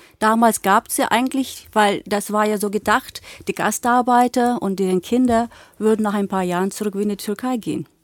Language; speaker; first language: German; early bilingual, other home language; Turkish